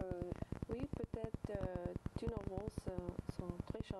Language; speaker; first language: French; non-native, learner; English